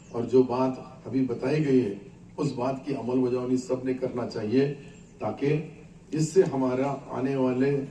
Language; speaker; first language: Hindi; non-native, local second language; Marathi